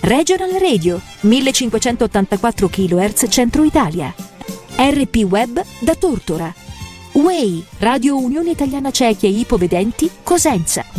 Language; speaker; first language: Italian; native; Italian